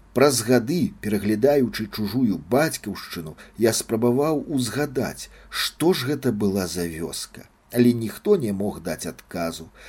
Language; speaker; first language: Belarusian; native; Belarusian